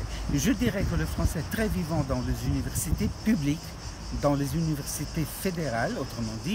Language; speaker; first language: French; non-native, fluent; Portuguese